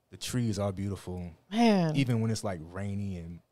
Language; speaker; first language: English; native; English